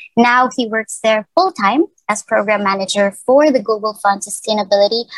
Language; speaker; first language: English; non-native, local second language; Cebuano